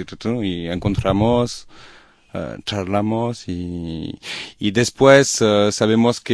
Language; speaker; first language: Spanish; non-native, learner; French